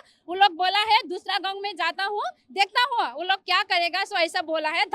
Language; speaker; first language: Hindi; non-native, local second language; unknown